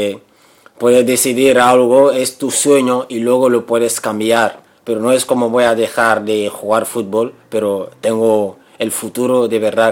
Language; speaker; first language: Spanish; non-native, learner; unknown